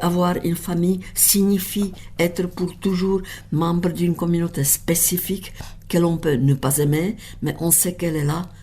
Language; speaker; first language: French; non-native, fluent; Czech